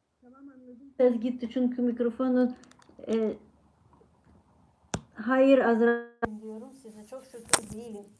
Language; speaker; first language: Turkish; non-native, fluent; Ukrainian